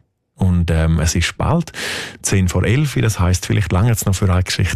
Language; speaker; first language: German; native; German